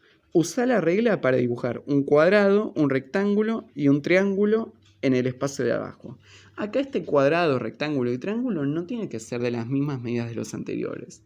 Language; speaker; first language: Spanish; native; Spanish